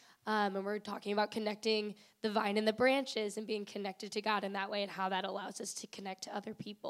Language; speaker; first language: English; native; English